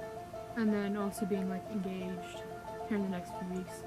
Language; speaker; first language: English; native; English